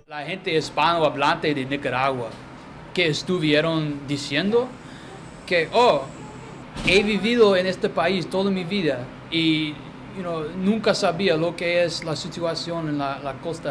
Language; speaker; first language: Spanish; non-native, fluent; English